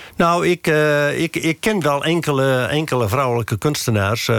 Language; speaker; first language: Dutch; native; Dutch